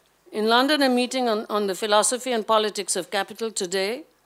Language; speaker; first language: English; non-native, local second language; Bangla